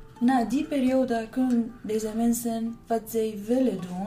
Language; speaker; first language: Dutch; non-native, learner; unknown